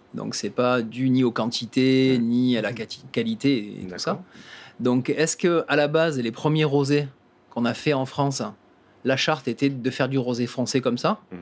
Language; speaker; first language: French; native; French